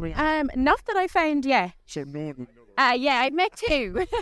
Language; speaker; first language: English; native; English